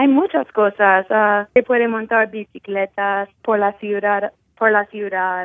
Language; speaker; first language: Spanish; non-native, learner; English